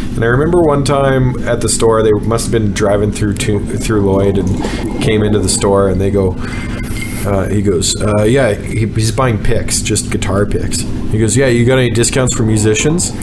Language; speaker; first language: English; native; English